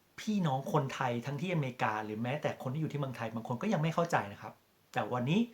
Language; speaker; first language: Thai; native; Thai